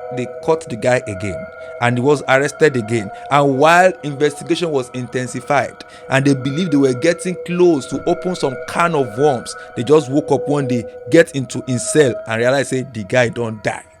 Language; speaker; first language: Nigerian Pidgin; non-native, local second language; Yoruba